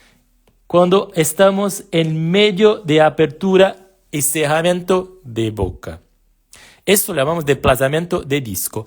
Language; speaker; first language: Spanish; non-native, fluent; Portuguese